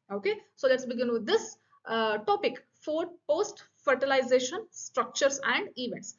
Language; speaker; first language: English; non-native, local second language; Kannada